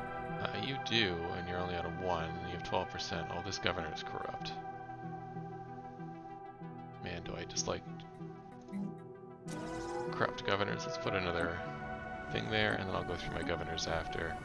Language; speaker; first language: English; native; English